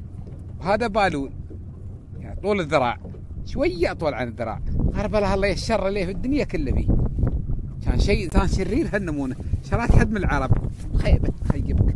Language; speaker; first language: Arabic; native; Arabic